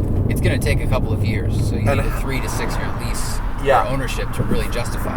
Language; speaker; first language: English; native; English